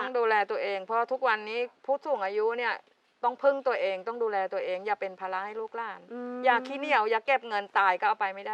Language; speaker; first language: Thai; native; Thai